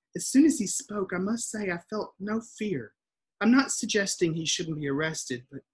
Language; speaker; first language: English; native; English